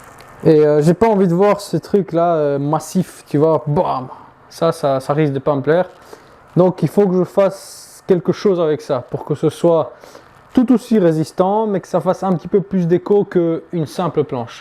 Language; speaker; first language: French; native; French